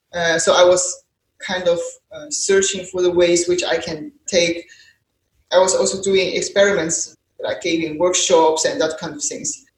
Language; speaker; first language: English; non-native, fluent; Chinese